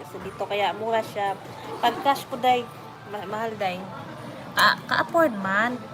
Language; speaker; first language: Filipino; non-native, local second language; Waray